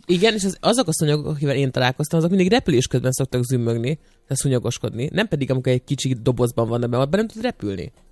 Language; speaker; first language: Hungarian; native; Hungarian